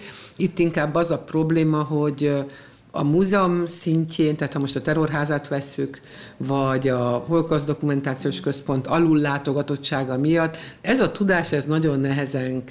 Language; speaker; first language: Hungarian; native; Hungarian